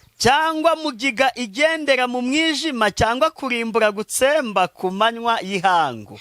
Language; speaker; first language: Kinyarwanda; native; Kinyarwanda